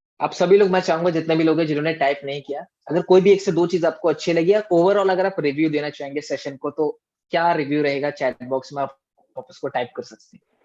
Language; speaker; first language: Hindi; native; Hindi